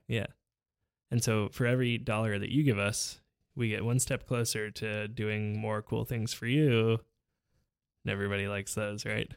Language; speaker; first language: English; native; English